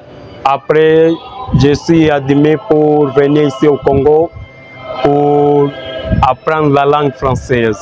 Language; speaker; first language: French; non-native, learner; Portuguese